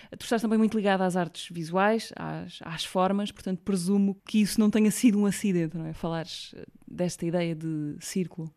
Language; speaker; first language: Portuguese; native; Portuguese